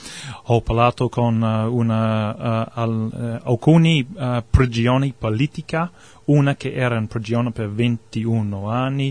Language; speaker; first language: Italian; non-native, learner; English